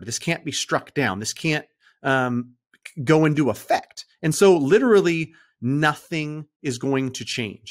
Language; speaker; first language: English; native; English